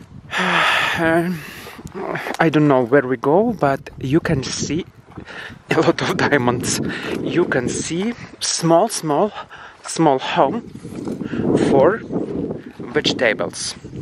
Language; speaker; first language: English; non-native, learner; Russian